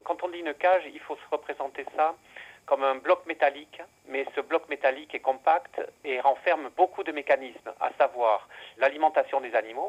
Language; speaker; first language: French; native; French